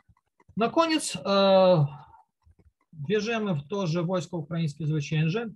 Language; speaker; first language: Polish; non-native, learner; Ukrainian